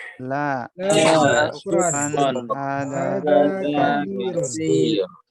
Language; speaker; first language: Arabic; non-native, learner; Indonesian